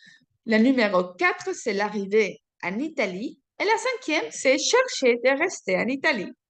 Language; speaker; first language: French; non-native, fluent; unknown